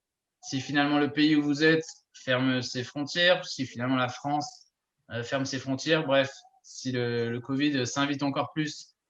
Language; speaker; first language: French; native; French